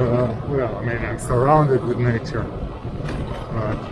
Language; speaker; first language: English; non-native, fluent; Hebrew